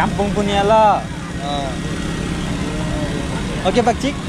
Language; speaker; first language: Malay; non-native, learner; Bangla